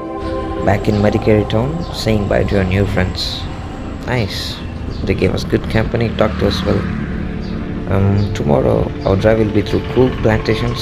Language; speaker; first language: English; non-native, local second language; Telugu